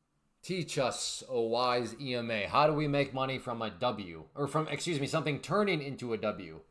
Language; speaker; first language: English; native; English